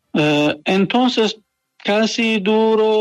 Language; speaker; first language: Spanish; non-native, learner; Persian